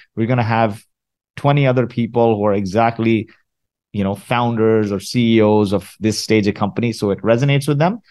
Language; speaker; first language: English; early bilingual, other home language; Arabic